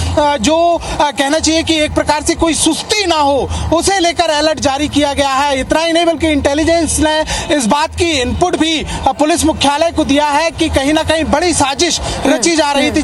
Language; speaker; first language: Hindi; native; Hindi